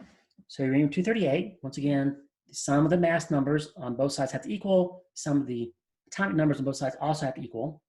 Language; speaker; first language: English; native; English